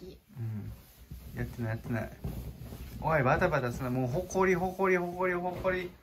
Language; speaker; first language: Japanese; native; Japanese